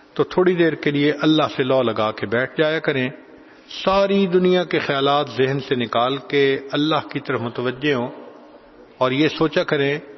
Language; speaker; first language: Urdu; non-native, local second language; Punjabi